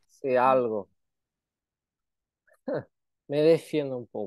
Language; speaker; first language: Spanish; non-native, fluent; Portuguese